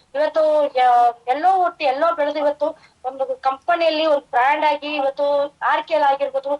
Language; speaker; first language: Kannada; non-native, fluent; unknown